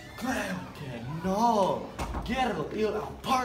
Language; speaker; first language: Spanish; non-native, learner; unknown